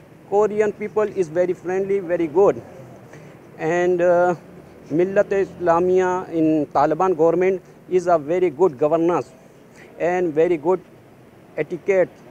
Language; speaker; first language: English; non-native, learner; Korean